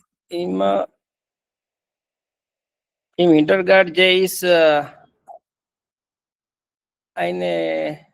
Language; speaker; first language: German; non-native, learner; Hindi